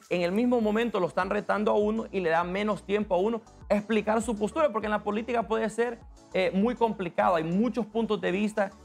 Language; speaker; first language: Spanish; early bilingual, heritage; Spanish